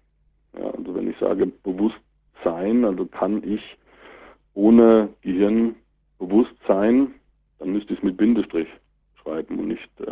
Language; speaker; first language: German; native; German